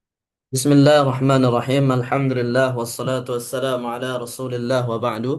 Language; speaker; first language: Arabic; non-native, fluent; Indonesian